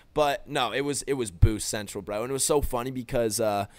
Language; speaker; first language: English; native; English